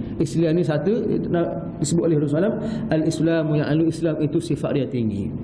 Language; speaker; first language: Malay; native; Malay